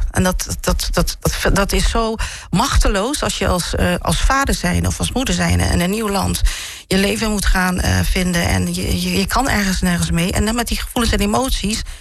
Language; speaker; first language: Dutch; early bilingual, other home language; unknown